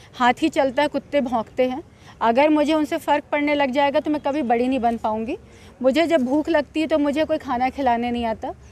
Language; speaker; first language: Hindi; native; Hindi